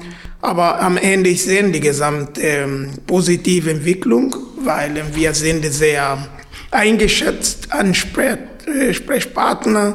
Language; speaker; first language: German; non-native, fluent; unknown